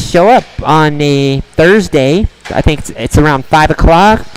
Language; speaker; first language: English; native; English